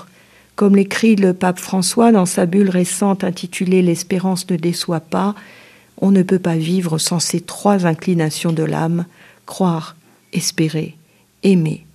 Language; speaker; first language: French; native; French